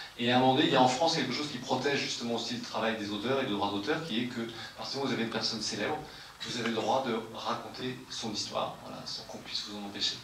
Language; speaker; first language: French; native; French